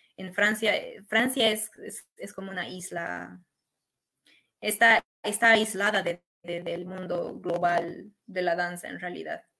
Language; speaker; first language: Spanish; native; Spanish